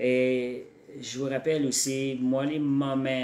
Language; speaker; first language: French; native; French